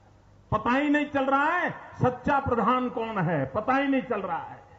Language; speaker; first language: Hindi; non-native, local second language; Gujarati